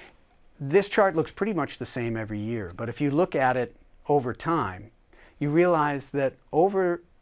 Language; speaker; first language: English; native; English